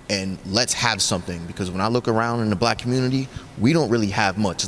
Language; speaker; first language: English; native; English